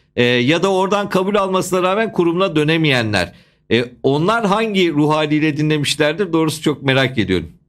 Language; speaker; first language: Turkish; native; Turkish